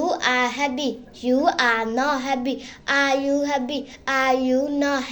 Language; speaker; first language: English; non-native, learner; Burmese